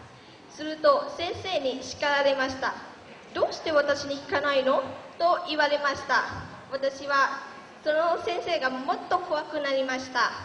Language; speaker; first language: Japanese; early bilingual, other home language; Lao